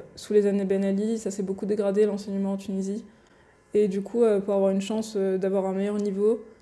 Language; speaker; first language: French; non-native, local second language; Arabic